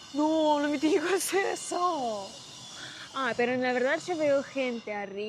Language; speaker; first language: Spanish; non-native, fluent; Russian